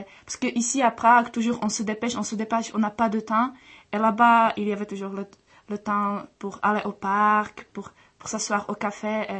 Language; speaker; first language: French; non-native, fluent; Czech